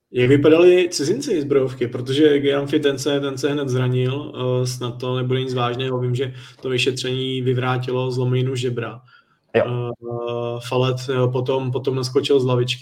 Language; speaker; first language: Czech; native; Czech